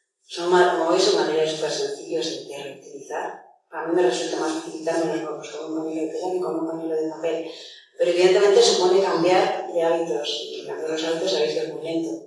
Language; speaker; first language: Spanish; native; Spanish